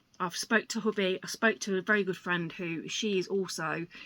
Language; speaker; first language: English; native; English